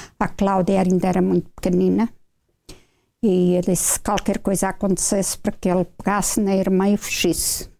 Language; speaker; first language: Portuguese; native; Portuguese